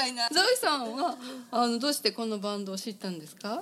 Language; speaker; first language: Japanese; native; Japanese